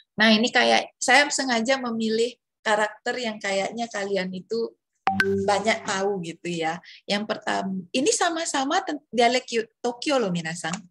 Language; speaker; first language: Indonesian; native; Indonesian